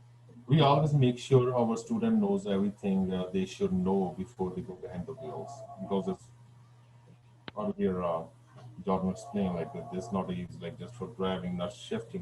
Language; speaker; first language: English; non-native, fluent; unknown